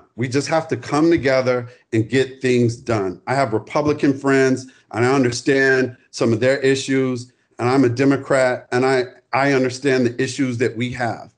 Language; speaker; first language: English; native; English